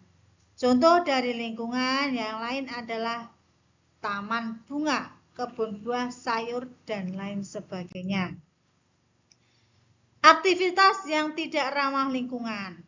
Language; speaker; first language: Indonesian; native; Indonesian